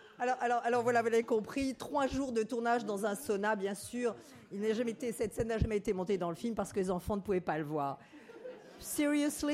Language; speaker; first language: French; native; French